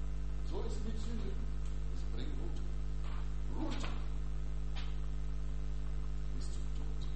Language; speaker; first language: German; non-native, learner; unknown